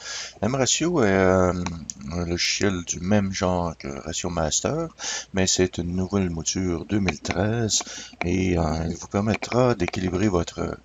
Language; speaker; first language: French; native; French